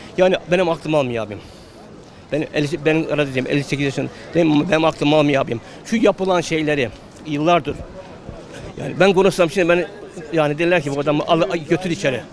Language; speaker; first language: Turkish; native; Turkish